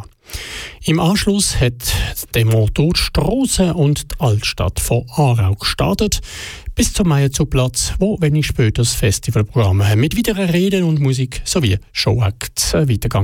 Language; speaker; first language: German; native; German